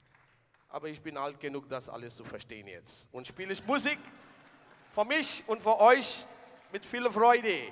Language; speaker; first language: German; non-native, learner; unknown